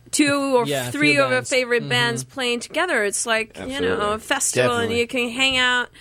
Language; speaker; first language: English; non-native, fluent; Russian